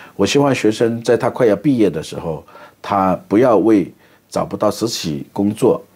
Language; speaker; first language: Chinese; native; Chinese